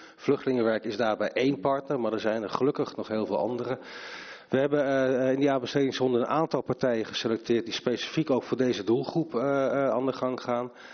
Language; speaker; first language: Dutch; native; Dutch